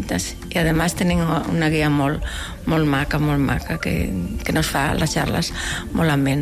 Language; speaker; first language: Catalan; non-native, local second language; Galician